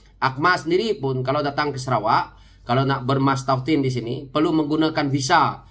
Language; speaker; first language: Malay; non-native, local second language; Iban